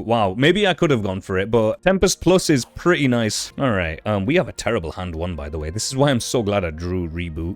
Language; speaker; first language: English; native; English